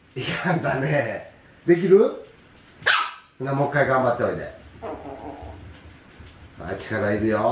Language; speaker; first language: Japanese; native; Japanese